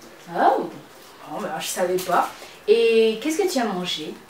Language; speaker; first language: French; non-native, local second language; Kinyarwanda